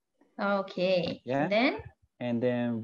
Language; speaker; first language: English; non-native, fluent; Malay